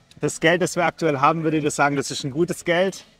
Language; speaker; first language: German; native; German